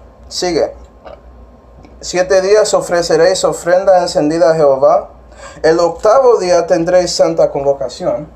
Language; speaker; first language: Spanish; non-native, fluent; English